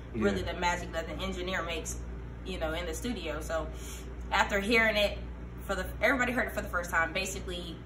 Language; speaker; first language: English; native; English